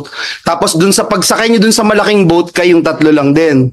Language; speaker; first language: Filipino; native; Filipino